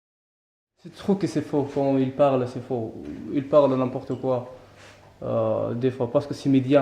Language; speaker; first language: French; non-native, learner; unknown